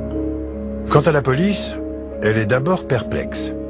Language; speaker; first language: French; native; French